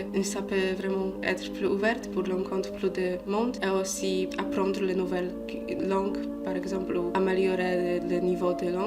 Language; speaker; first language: French; non-native, fluent; Polish